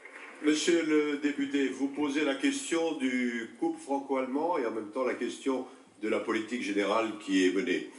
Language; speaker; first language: French; native; French